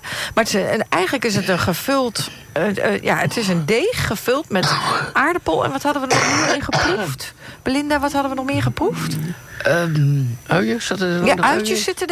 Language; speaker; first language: Dutch; native; Dutch